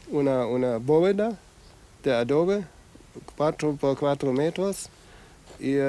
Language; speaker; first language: Spanish; non-native, fluent; German